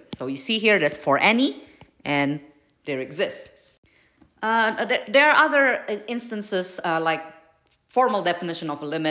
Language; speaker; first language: English; non-native, fluent; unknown